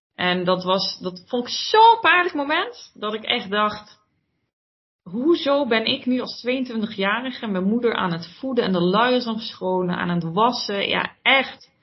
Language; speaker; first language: Dutch; early bilingual, heritage; Dutch